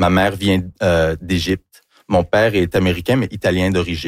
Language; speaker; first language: French; non-native, local second language; English